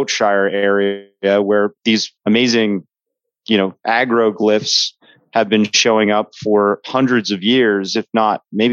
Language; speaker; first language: English; native; English